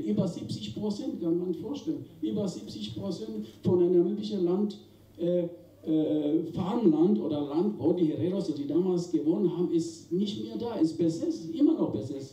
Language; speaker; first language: German; non-native, fluent; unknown